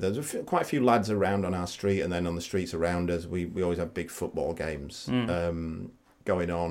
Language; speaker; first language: English; native; English